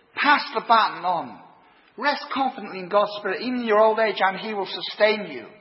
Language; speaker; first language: English; native; English